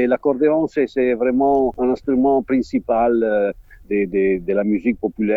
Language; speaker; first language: French; non-native, fluent; Italian